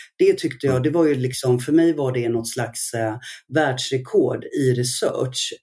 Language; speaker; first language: Swedish; early bilingual, other home language; Arabic